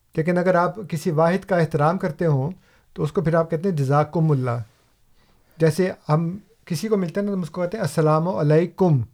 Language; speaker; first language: Urdu; non-native, local second language; Punjabi